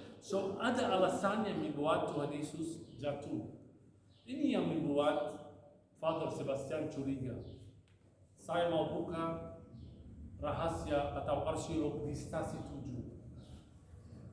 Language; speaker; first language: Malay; non-native, fluent; Arabic